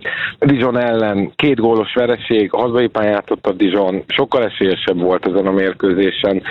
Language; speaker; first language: Hungarian; native; Hungarian